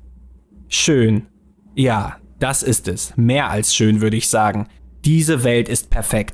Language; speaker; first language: German; native; German